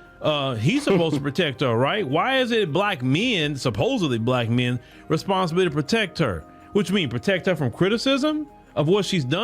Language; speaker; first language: English; native; English